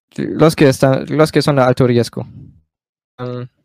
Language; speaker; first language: Spanish; non-native, learner; German